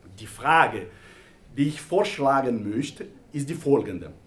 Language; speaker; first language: German; non-native, fluent; Portuguese